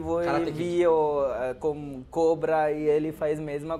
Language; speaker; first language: Portuguese; non-native, learner; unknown